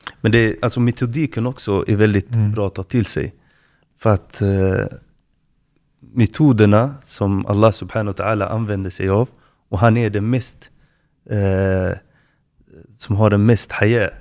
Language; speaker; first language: Swedish; non-native, fluent; Arabic